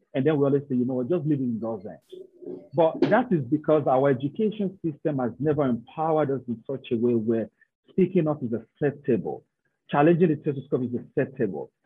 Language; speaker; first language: English; non-native, local second language; Yoruba